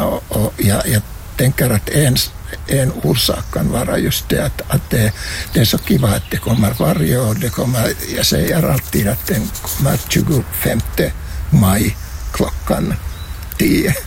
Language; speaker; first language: Swedish; non-native, local second language; Finnish